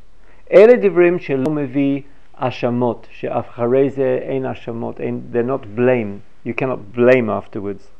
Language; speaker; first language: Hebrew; non-native, fluent; English